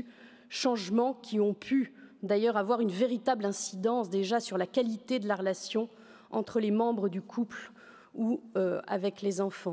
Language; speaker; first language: French; native; French